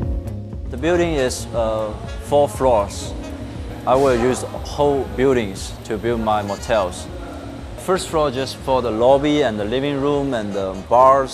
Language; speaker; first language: English; non-native, learner; Chinese